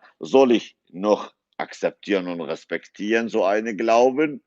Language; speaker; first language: German; non-native, fluent; Kurdish